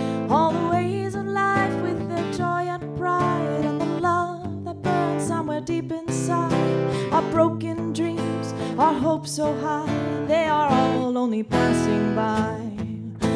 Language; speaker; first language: English; native; English